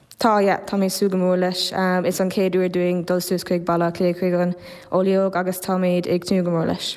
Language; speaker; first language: Irish; native; Irish